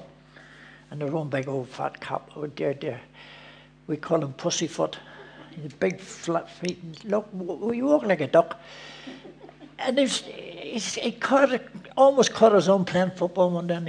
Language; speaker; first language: English; native; English